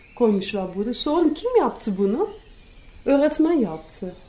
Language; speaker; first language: Turkish; non-native, fluent; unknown